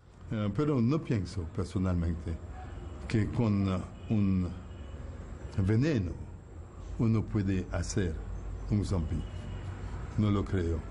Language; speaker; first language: Spanish; non-native, fluent; Haitian Creole